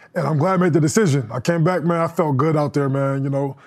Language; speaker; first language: English; native; English